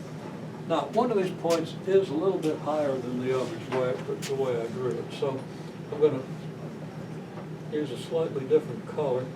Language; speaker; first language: English; native; English